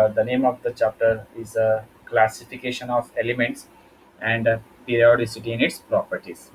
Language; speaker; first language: English; non-native, local second language; Kannada